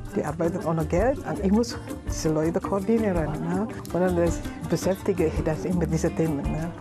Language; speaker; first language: German; non-native, learner; Indonesian